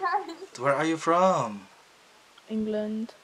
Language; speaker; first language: English; non-native, learner; Indonesian